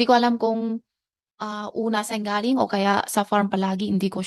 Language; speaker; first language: Filipino; non-native, learner; Chinese